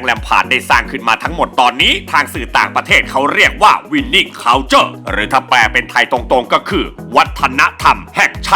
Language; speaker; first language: Thai; native; Thai